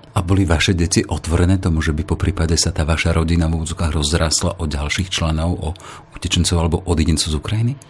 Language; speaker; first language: Slovak; native; Slovak